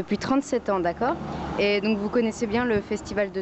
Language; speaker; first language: French; native; French